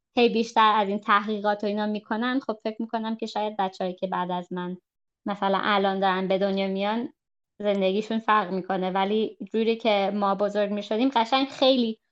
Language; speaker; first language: Persian; early bilingual, heritage; Persian